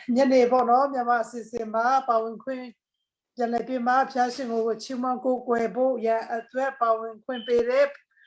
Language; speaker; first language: Burmese; non-native, local second language; Tedim Chin